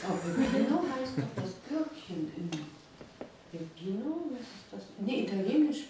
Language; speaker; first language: German; native; German